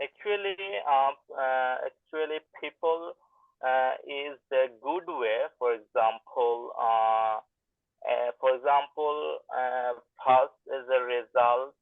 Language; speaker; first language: English; non-native, learner; Bangla